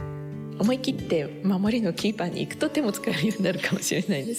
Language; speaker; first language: Japanese; native; Japanese